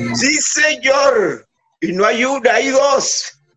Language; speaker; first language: Spanish; native; Spanish